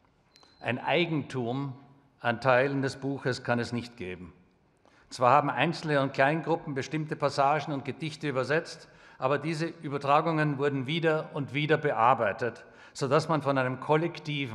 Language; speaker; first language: German; native; German